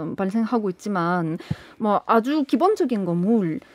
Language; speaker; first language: Korean; non-native, fluent; Ukrainian